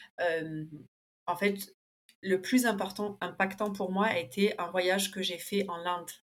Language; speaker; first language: French; early bilingual, other home language; Spanish